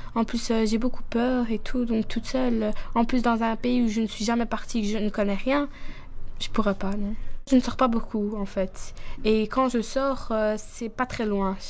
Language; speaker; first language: French; native; French